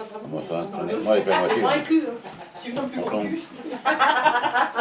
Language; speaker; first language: French; native; French